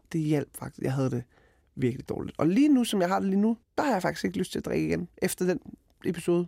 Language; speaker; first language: Danish; early bilingual, other home language; Arabic